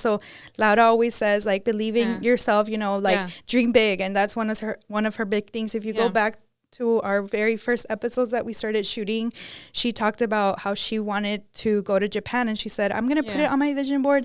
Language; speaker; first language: English; early bilingual, other home language; Spanish